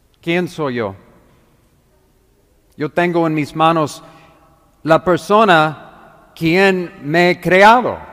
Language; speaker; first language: Spanish; non-native, fluent; English